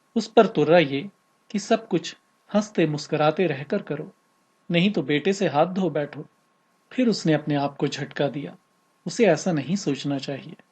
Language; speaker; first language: Hindi; native; Hindi